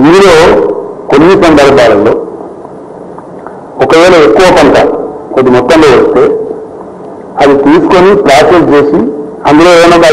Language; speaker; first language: Telugu; native; Telugu